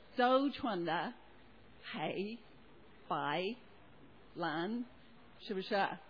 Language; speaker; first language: Chinese; non-native, learner; English